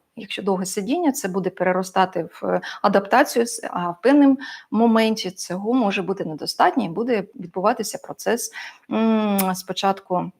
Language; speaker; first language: Ukrainian; non-native, local second language; Russian